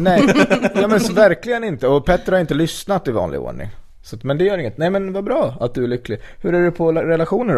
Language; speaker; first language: Swedish; native; Swedish